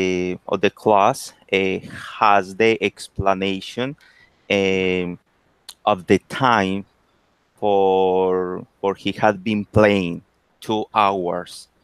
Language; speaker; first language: English; non-native, learner; Spanish